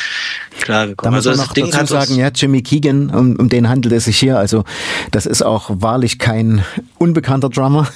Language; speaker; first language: German; native; German